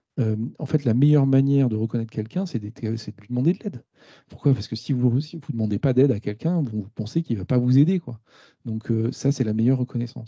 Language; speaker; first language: French; native; French